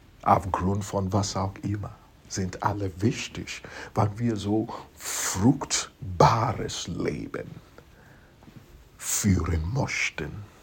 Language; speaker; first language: German; non-native, fluent; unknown